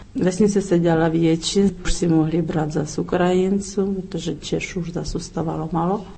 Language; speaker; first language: Czech; early bilingual, heritage; Czech